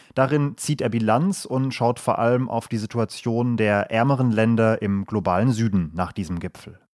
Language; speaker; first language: German; native; German